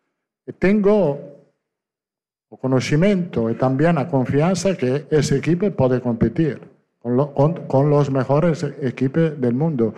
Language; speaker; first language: Portuguese; non-native, fluent; Italian